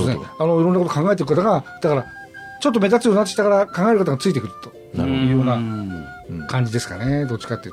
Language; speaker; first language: Japanese; native; Japanese